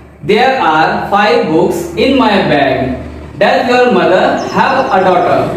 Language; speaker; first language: English; non-native, local second language; Hindi